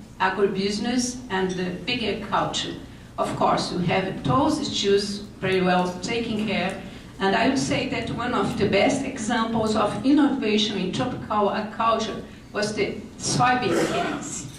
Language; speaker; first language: English; non-native, fluent; Portuguese